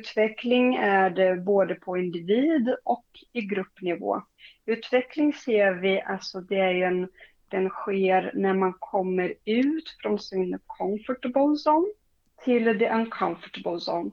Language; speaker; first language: Swedish; non-native, fluent; Portuguese